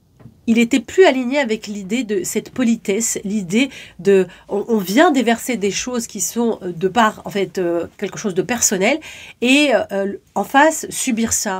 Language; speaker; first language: French; native; French